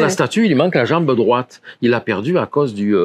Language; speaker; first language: French; native; French